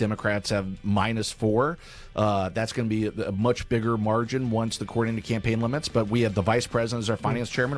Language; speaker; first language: English; native; English